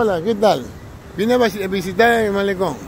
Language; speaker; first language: Spanish; native; Spanish